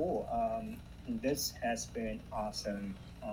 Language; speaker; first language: English; non-native, fluent; Vietnamese